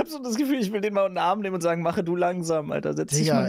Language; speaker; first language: German; native; German